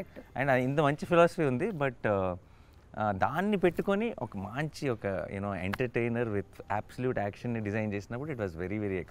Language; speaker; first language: Telugu; native; Telugu